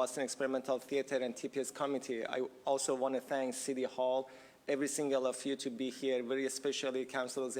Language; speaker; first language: English; non-native, fluent; Persian